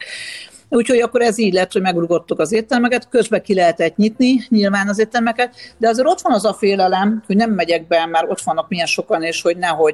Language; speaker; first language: Hungarian; native; Hungarian